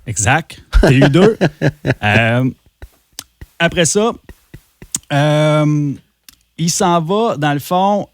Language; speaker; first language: French; native; French